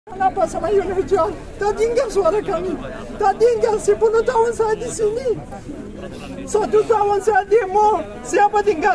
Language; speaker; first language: Indonesian; non-native, learner; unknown